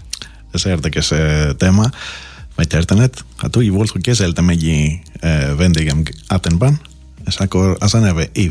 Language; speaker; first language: Hungarian; non-native, fluent; Greek